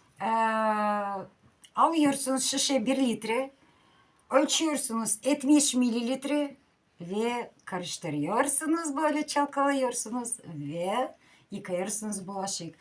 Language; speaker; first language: Turkish; non-native, learner; Russian